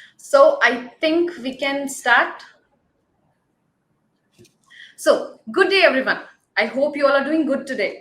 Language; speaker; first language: English; non-native, local second language; Hindi